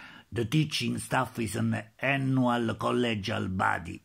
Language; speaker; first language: English; non-native, learner; Italian